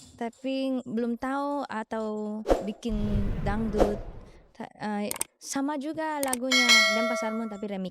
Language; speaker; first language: Indonesian; non-native, learner; Filipino